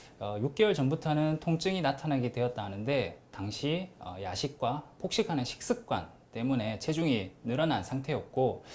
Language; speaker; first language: Korean; native; Korean